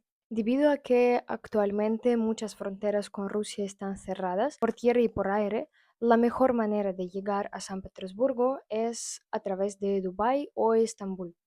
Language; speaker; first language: Spanish; non-native, fluent; Russian